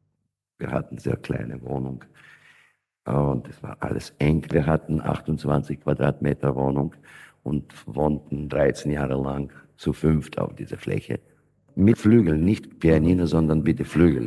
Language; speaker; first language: German; non-native, fluent; Russian